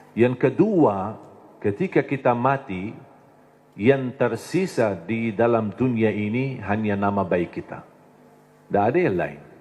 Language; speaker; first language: Indonesian; non-native, fluent; Arabic